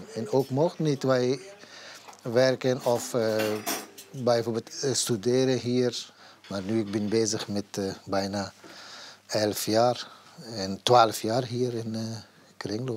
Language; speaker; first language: Dutch; non-native, learner; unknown